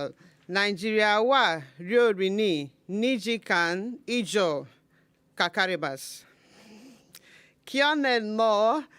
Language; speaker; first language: Japanese; non-native, learner; Igbo